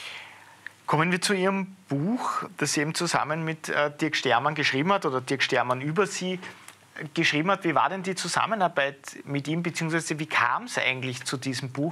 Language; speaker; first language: German; native; German